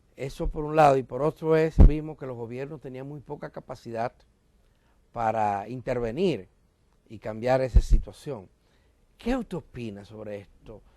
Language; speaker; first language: Spanish; native; Spanish